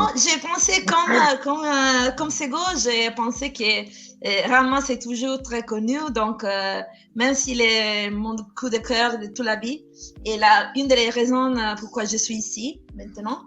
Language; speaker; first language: French; non-native, fluent; Italian